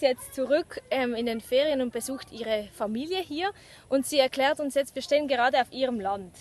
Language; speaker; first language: German; native; German